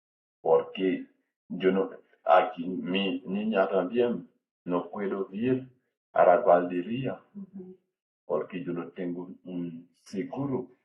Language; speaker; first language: Spanish; non-native, learner; French